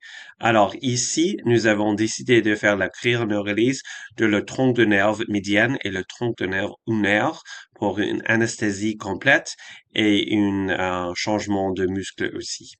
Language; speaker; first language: French; non-native, fluent; English